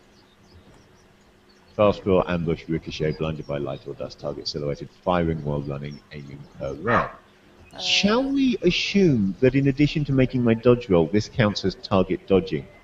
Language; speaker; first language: English; native; English